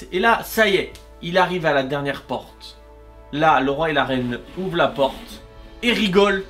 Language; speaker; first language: French; native; French